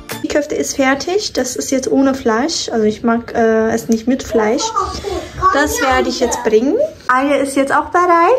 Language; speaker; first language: German; early bilingual, other home language; Turkish